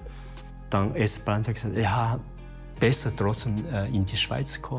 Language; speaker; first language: German; non-native, learner; Chinese